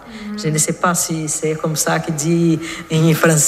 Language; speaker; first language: French; non-native, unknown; Portuguese